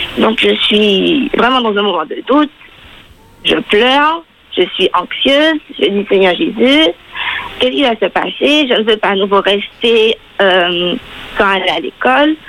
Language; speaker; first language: French; native; French